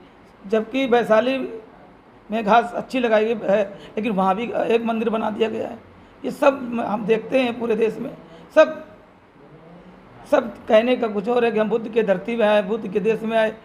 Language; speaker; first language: Hindi; native; Hindi